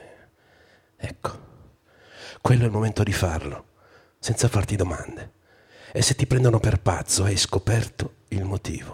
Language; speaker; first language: Italian; native; Italian